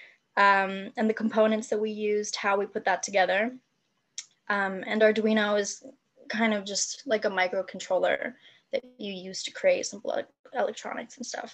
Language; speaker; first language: English; non-native, local second language; Cantonese